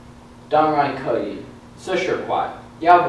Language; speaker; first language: Chinese; non-native, learner; English